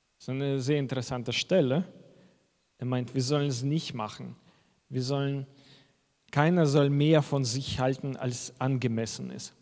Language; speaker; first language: German; non-native, fluent; Russian